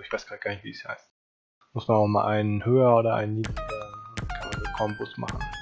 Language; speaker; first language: German; native; German